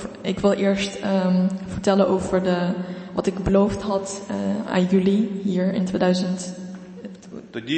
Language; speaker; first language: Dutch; non-native, fluent; Ukrainian